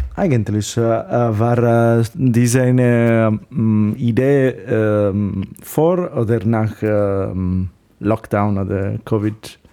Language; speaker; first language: German; non-native, learner; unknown